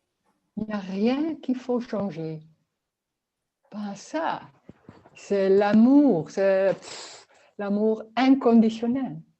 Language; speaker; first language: French; non-native, learner; Dutch